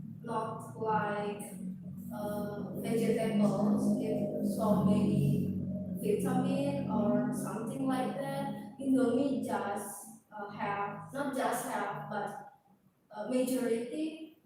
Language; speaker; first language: English; non-native, learner; Indonesian